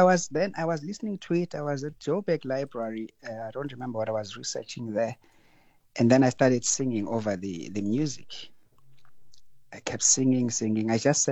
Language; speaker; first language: English; non-native, local second language; Zulu